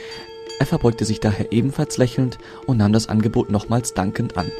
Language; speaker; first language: German; native; German